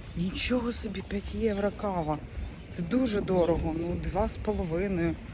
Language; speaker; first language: Ukrainian; native; Ukrainian